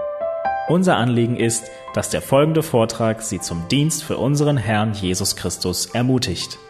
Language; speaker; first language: German; native; German